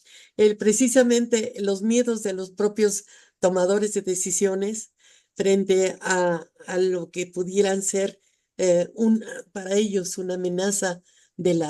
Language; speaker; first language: Spanish; native; Spanish